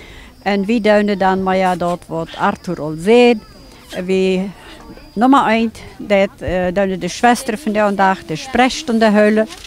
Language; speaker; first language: German; non-native, local second language; Plautdietsch